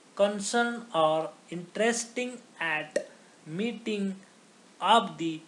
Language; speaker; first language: English; non-native, local second language; Marathi